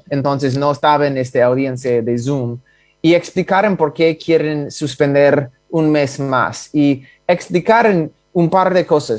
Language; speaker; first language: Spanish; non-native, fluent; English